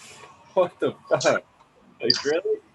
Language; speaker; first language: English; native; English